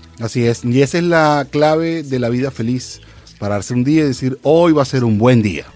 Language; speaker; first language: Spanish; native; Spanish